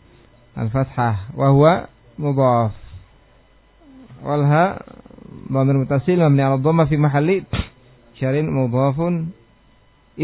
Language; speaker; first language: Arabic; non-native, fluent; Indonesian